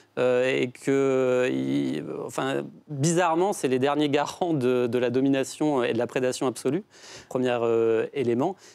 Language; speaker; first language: French; native; French